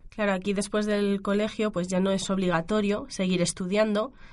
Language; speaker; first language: Spanish; native; Spanish